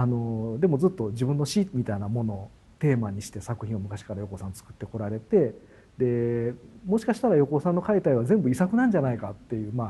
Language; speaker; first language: Japanese; native; Japanese